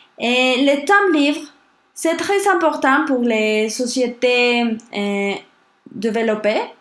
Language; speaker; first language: French; non-native, learner; Spanish